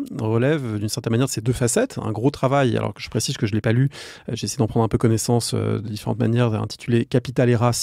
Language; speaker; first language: French; native; French